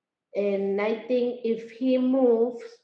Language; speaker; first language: English; non-native, learner; Spanish